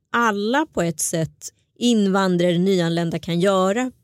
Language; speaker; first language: Swedish; early bilingual, other home language; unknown